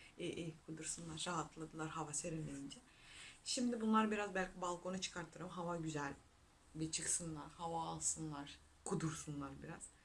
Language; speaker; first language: Turkish; non-native, fluent; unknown